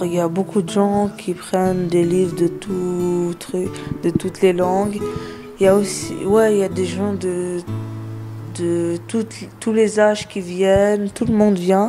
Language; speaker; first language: French; early bilingual, other home language; Arabic